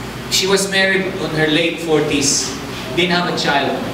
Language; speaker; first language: English; non-native, local second language; Chavacano